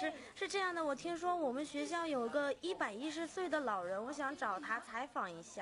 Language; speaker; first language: Chinese; non-native, fluent; Mongolian